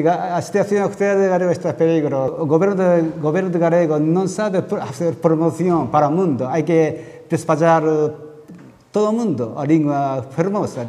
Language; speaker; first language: Galician; non-native, learner; Japanese